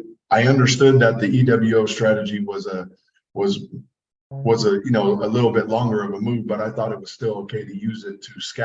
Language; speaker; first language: English; native; English